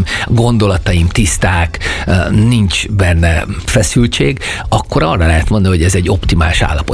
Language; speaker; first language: Hungarian; native; Hungarian